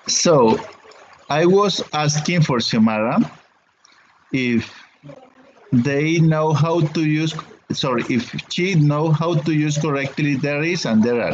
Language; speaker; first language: English; non-native, fluent; Spanish